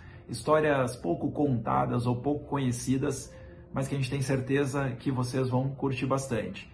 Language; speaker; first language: Portuguese; native; Portuguese